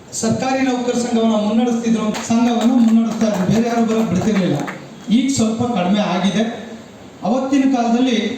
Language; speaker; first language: Kannada; native; Kannada